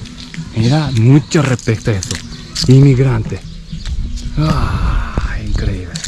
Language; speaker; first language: Spanish; non-native, learner; Japanese